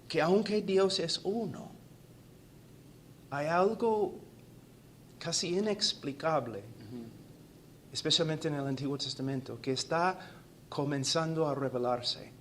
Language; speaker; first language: Spanish; non-native, fluent; English